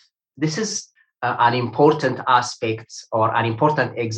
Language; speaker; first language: English; non-native, fluent; Amharic